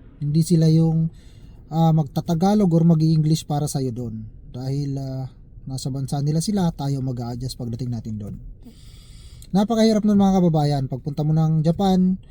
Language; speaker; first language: Filipino; native; Filipino